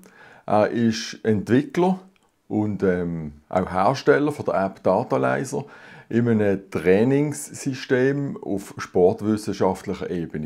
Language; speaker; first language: German; native; German